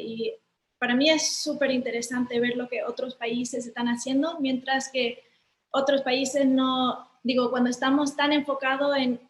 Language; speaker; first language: Spanish; early bilingual, heritage; Spanish